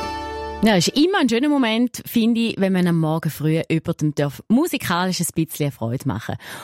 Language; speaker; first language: German; native; German